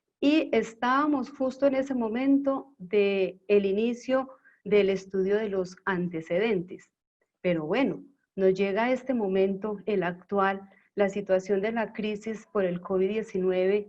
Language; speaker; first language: Spanish; native; Spanish